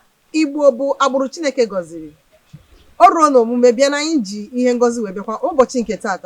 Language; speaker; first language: Igbo; native; Igbo